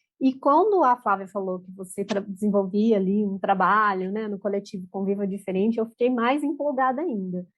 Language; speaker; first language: Portuguese; native; Portuguese